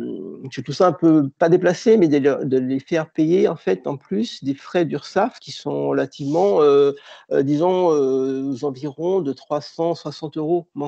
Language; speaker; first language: French; native; French